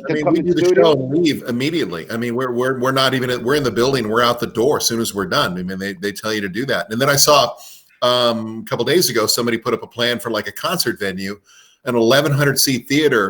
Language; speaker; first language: English; native; English